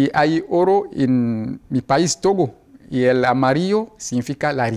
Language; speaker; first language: Spanish; non-native, learner; Ewe